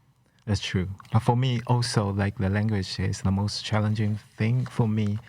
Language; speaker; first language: English; non-native, local second language; Chinese